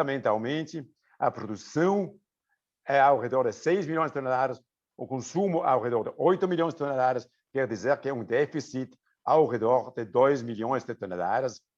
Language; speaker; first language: Portuguese; non-native, fluent; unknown